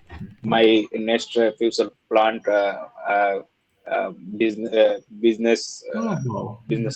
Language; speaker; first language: English; non-native, learner; Bangla